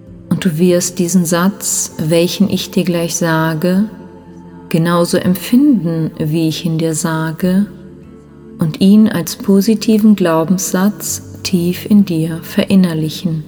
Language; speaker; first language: German; native; German